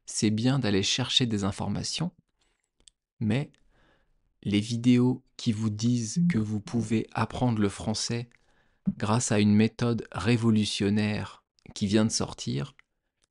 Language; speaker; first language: French; native; French